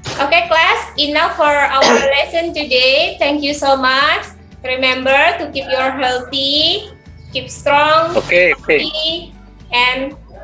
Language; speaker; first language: English; non-native, learner; Indonesian